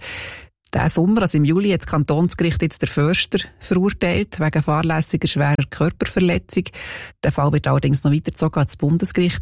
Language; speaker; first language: German; native; German